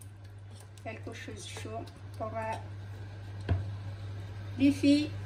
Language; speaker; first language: French; non-native, local second language; Arabic